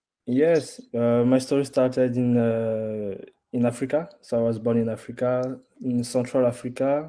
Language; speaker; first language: English; non-native, learner; French